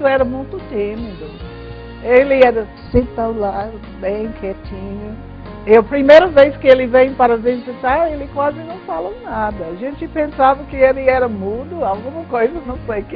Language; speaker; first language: Portuguese; non-native, learner; English